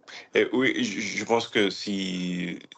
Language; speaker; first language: French; non-native, learner; English